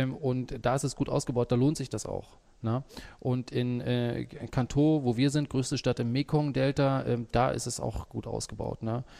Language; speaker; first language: German; native; German